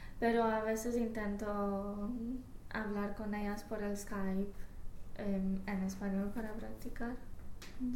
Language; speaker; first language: Spanish; non-native, fluent; English